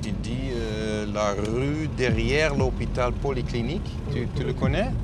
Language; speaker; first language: French; non-native, learner; Dutch